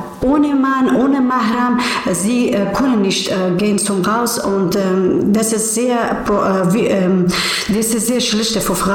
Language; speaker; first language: German; non-native, learner; Persian